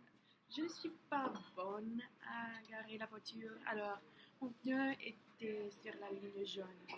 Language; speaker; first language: French; non-native, learner; English